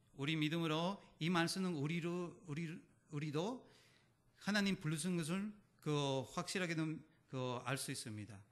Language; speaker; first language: Korean; non-native, learner; Spanish